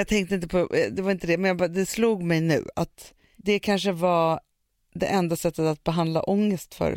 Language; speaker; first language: Swedish; native; Swedish